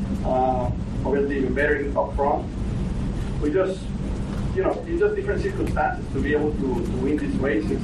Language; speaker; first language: English; non-native, fluent; Spanish